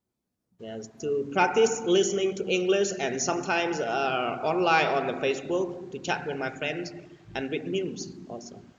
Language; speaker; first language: English; non-native, learner; Vietnamese